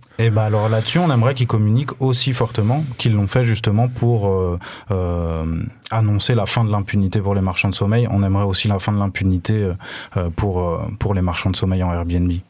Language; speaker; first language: French; native; French